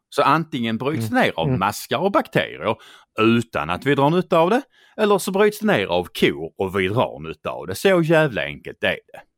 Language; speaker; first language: Swedish; native; Swedish